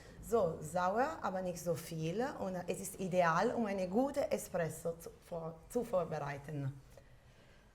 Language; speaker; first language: German; non-native, fluent; Italian